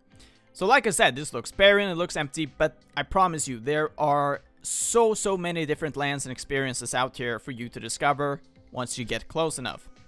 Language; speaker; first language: English; non-native, fluent; Swedish